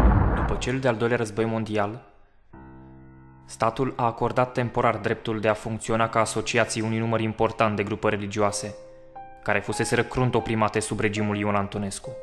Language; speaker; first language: Romanian; native; Romanian